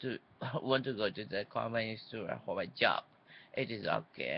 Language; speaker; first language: English; non-native, learner; Japanese